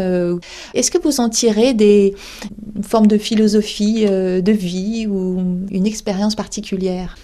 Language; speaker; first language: French; native; French